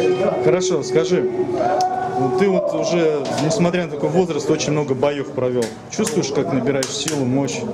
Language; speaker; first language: Russian; native; Russian